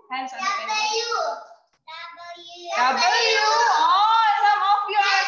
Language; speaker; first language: English; non-native, learner; Indonesian